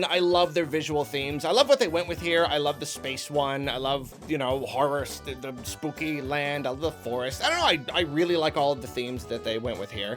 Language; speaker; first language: English; native; English